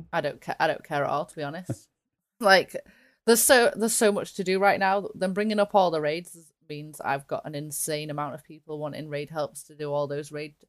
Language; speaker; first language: English; native; English